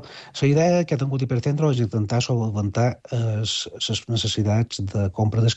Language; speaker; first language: Catalan; native; Catalan